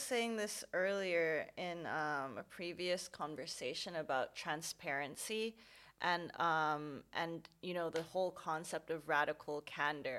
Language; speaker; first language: English; non-native, local second language; Cantonese